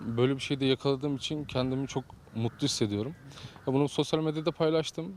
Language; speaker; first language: Turkish; native; Turkish